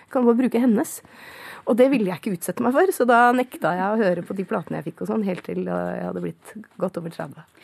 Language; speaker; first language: Norwegian; native; Norwegian